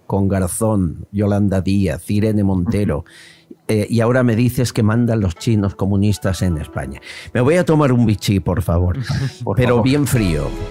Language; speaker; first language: Spanish; native; Spanish